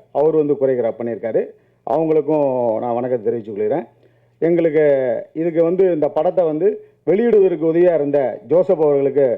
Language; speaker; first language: Tamil; native; Tamil